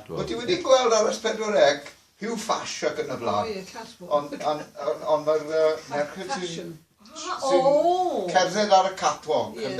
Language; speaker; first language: Welsh; non-native, fluent; English